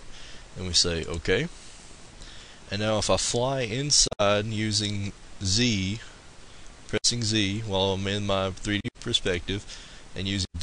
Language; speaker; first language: English; native; English